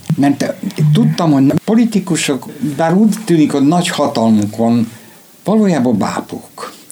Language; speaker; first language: Hungarian; native; Hungarian